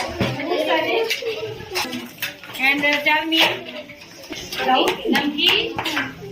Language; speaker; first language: English; non-native, local second language; Hindi